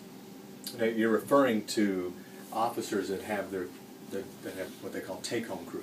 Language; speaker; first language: English; native; English